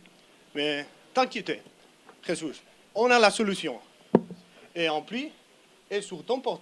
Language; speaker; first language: French; non-native, learner; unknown